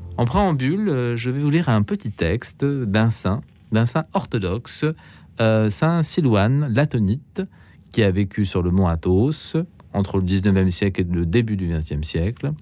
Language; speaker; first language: French; native; French